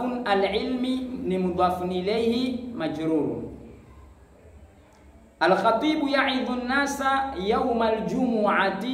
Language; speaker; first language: Arabic; non-native, fluent; Swahili